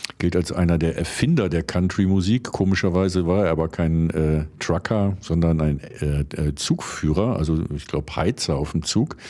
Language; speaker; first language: German; native; German